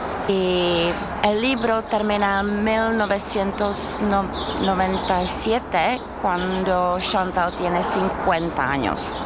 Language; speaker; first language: Spanish; non-native, learner; Czech